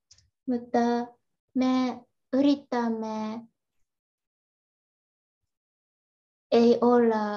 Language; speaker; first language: Finnish; non-native, learner; Japanese